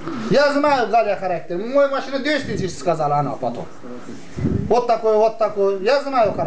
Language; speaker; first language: Russian; non-native, learner; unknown